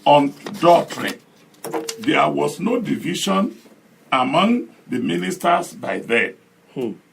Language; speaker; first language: English; non-native, local second language; Yoruba